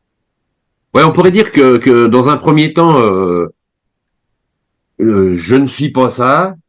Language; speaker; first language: French; native; French